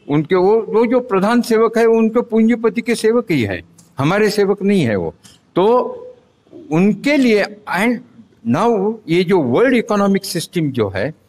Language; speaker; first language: Hindi; non-native, local second language; Marathi